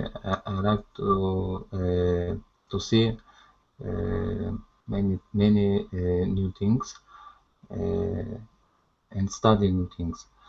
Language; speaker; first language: English; non-native, learner; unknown